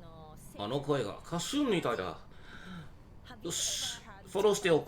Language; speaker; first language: Japanese; non-native, learner; English